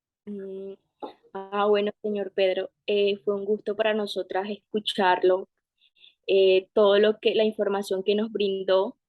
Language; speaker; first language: Spanish; native; Spanish